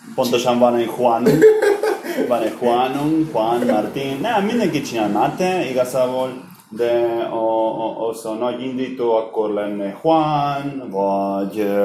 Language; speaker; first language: Hungarian; non-native, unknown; Spanish